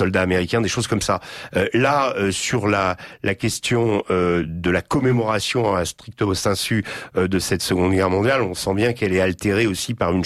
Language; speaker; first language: French; native; French